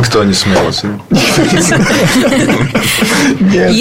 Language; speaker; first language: Russian; non-native, learner; Latvian